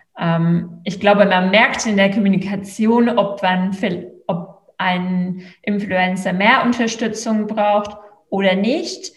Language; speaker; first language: German; non-native, fluent; English